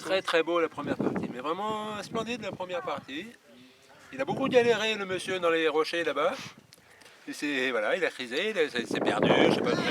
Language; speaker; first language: French; native; French